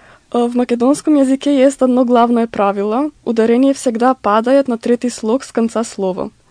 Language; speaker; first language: Russian; non-native, fluent; Macedonian